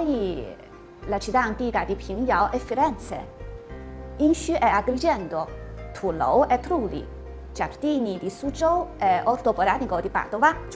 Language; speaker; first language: Italian; non-native, fluent; Chinese